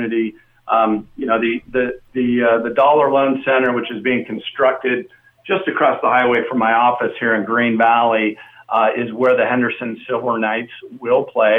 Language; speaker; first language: English; native; English